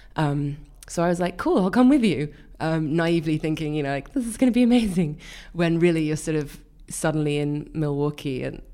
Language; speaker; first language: English; native; English